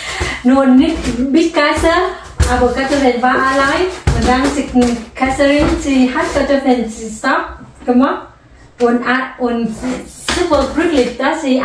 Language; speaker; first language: German; non-native, learner; Vietnamese